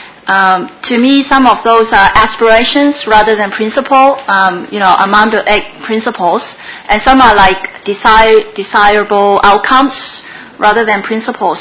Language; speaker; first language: English; non-native, local second language; Cantonese